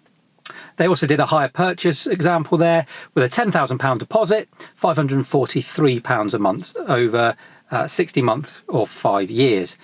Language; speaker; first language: English; native; English